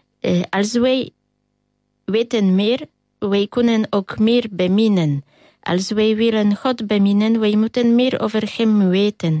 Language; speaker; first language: Dutch; non-native, fluent; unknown